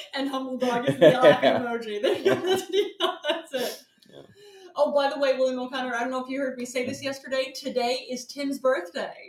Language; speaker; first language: English; native; English